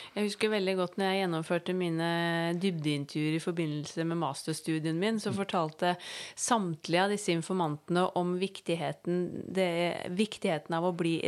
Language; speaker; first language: Norwegian; native; Norwegian